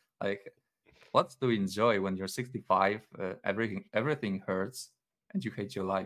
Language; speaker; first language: English; non-native, fluent; Polish